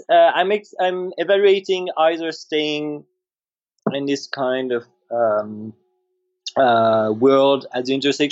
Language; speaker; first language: English; non-native, fluent; French